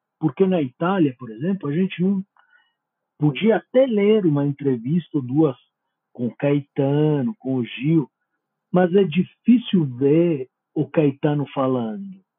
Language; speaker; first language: Portuguese; non-native, fluent; Italian